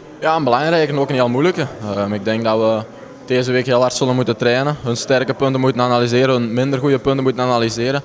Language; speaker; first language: Dutch; native; Dutch